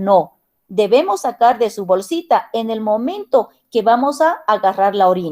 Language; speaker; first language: Spanish; native; Spanish